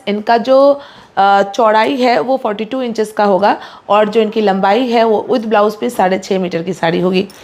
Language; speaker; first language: Hindi; non-native, local second language; Bangla